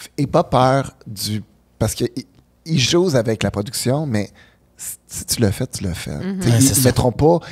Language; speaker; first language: French; native; French